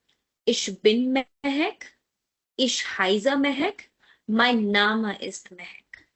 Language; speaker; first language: German; non-native, fluent; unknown